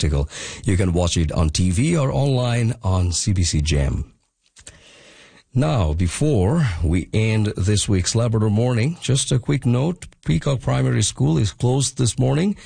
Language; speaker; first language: English; non-native, local second language; Bangla